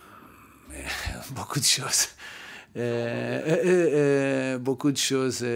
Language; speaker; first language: French; non-native, learner; Portuguese